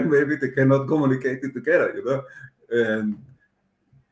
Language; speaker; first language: English; non-native, learner; German